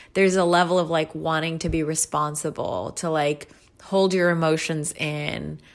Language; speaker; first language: English; early bilingual, other home language; Urdu